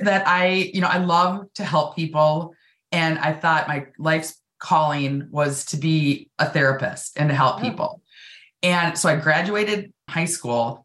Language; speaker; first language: English; native; English